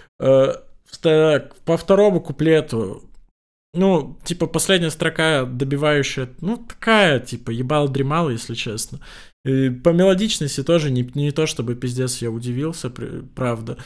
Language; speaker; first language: Russian; native; Russian